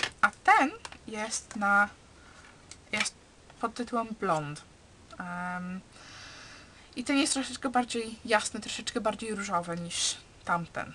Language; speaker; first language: Polish; early bilingual, heritage; Polish